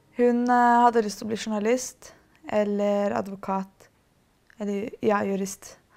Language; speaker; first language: Norwegian; early bilingual, other home language; Kurdish